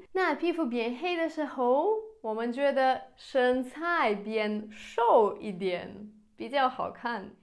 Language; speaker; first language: Chinese; non-native, fluent; Russian